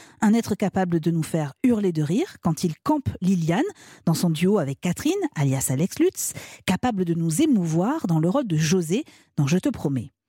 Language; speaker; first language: French; native; French